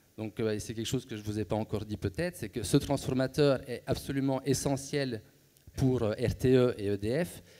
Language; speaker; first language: French; native; French